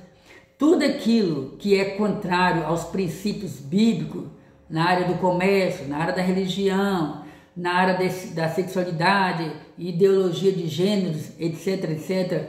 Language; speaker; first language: Portuguese; native; Portuguese